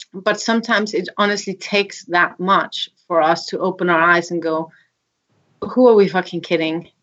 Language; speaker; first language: English; non-native, fluent; Danish